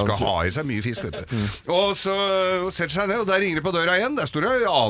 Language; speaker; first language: Norwegian; native; Norwegian